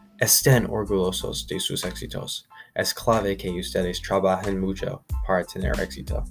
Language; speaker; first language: Spanish; non-native, learner; English